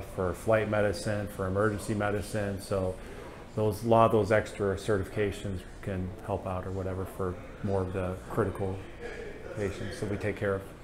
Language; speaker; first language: English; native; English